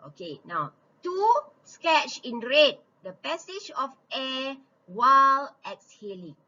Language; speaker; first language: English; non-native, local second language; Malay